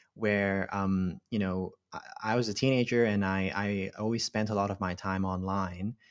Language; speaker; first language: English; non-native, local second language; Cantonese